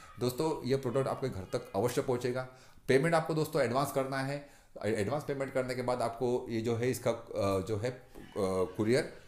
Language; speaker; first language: Hindi; non-native, local second language; Marathi